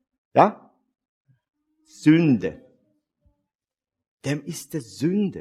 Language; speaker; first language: German; non-native, fluent; Russian